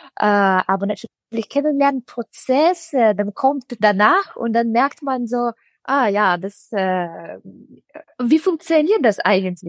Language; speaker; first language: German; non-native, fluent; Russian